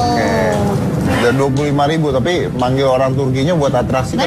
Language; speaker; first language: Indonesian; native; Indonesian